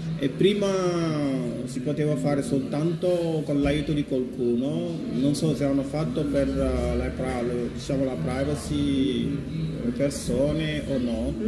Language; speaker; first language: Italian; non-native, fluent; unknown